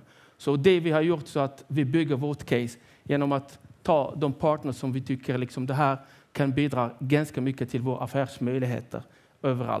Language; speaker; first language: Swedish; non-native, fluent; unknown